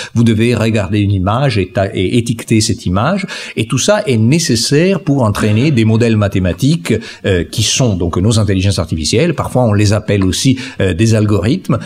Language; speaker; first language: French; non-native, fluent; Italian